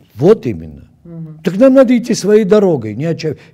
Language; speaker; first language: Russian; non-native, local second language; Armenian